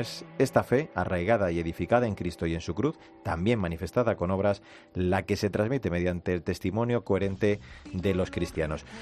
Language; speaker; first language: Spanish; native; Spanish